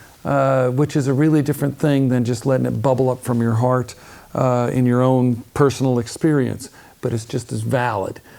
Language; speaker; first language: English; native; English